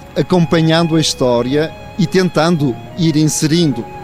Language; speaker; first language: Portuguese; native; Portuguese